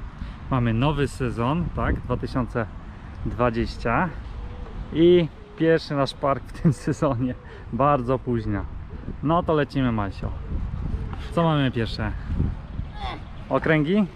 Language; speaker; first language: Polish; native; Polish